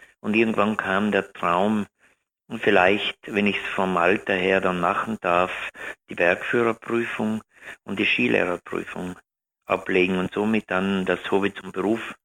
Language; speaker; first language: German; native; German